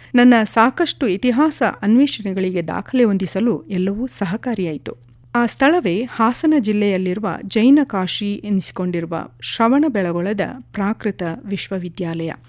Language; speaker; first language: Kannada; non-native, local second language; Kodava